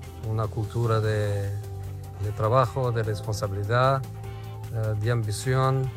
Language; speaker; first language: Spanish; non-native, fluent; Portuguese